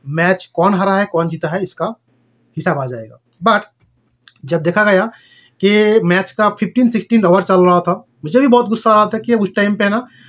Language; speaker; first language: Hindi; non-native, local second language; Bangla